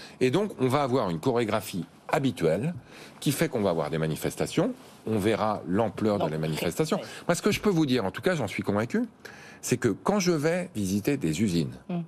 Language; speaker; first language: French; native; French